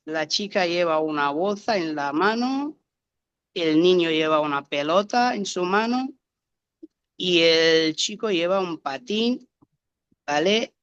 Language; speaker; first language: Spanish; non-native, learner; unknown